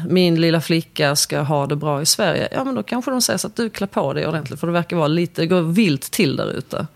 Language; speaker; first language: Swedish; early bilingual, other home language; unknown